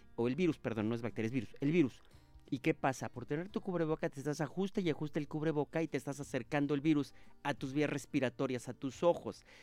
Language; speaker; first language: Spanish; native; Spanish